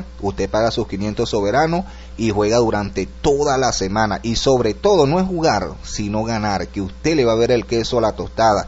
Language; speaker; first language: Spanish; native; Spanish